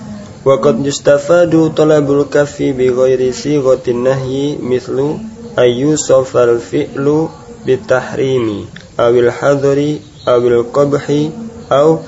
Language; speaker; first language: Arabic; non-native, learner; Indonesian